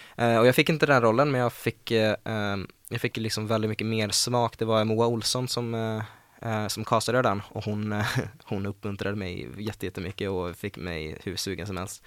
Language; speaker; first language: Swedish; native; Swedish